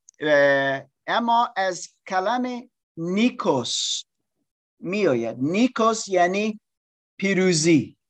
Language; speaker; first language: Persian; non-native, learner; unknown